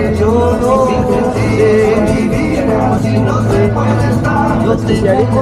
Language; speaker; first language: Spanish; non-native, learner; Turkish